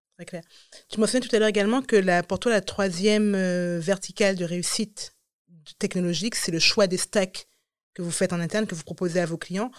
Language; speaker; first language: French; native; French